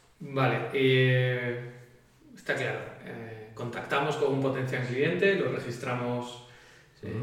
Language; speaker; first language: Spanish; native; Spanish